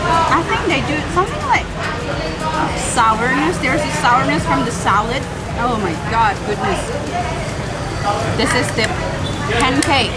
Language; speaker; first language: English; non-native, fluent; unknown